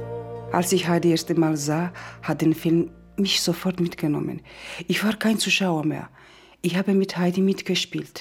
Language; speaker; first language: German; non-native, learner; Georgian